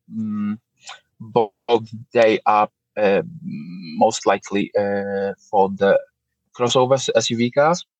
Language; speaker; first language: English; non-native, fluent; Polish